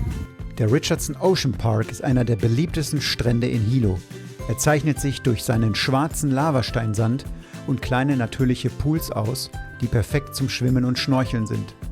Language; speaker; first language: German; native; German